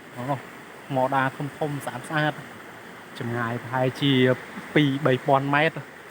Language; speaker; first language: Khmer; native; Khmer